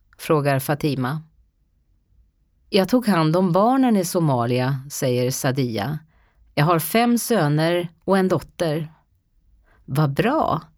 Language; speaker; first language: Swedish; native; Swedish